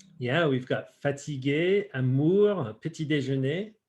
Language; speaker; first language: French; non-native, fluent; English